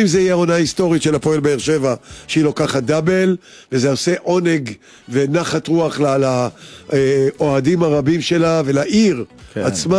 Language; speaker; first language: Hebrew; native; Hebrew